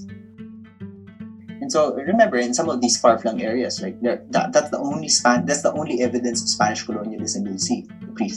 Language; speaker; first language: English; non-native, local second language; Filipino